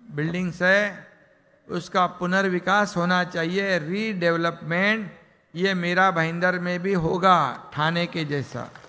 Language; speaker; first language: Hindi; non-native, local second language; Marathi